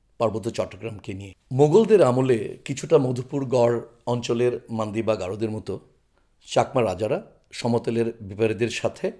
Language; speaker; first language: Bangla; non-native, local second language; Chakma